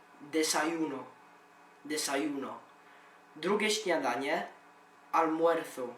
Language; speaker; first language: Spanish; non-native, learner; Polish